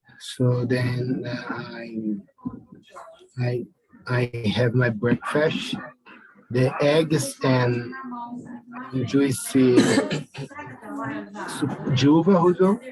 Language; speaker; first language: English; non-native, learner; Portuguese